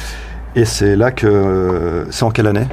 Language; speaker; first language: French; native; French